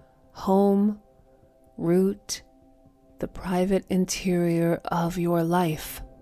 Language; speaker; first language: English; native; English